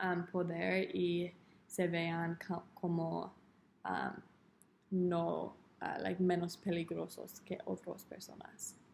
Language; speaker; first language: Spanish; non-native, learner; English